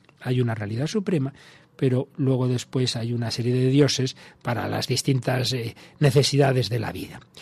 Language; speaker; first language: Spanish; native; Spanish